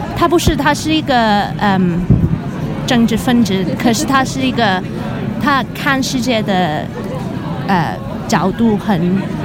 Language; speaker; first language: Chinese; non-native, local second language; Cantonese